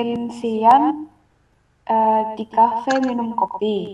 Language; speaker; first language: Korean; non-native, learner; Indonesian